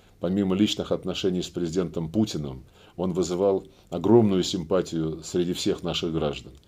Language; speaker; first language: Russian; native; Russian